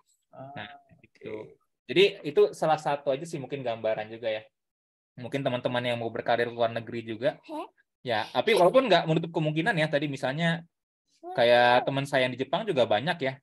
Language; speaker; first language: Indonesian; native; Indonesian